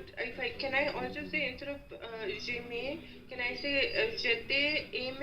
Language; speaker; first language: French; non-native, learner; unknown